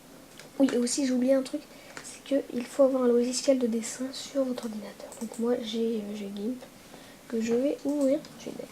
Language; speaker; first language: French; native; French